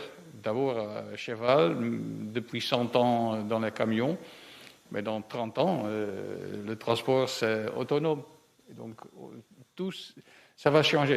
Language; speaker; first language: French; non-native, fluent; Dutch